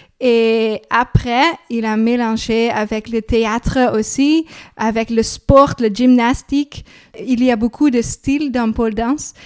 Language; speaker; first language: French; non-native, learner; Dutch